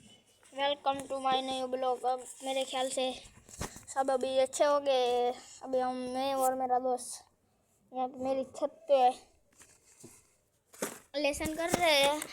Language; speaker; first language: Hindi; non-native, local second language; Gujarati